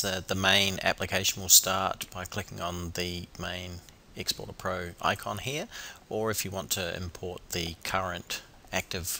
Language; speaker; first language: English; native; English